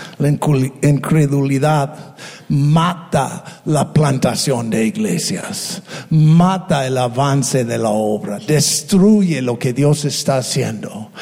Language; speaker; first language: Spanish; non-native, fluent; English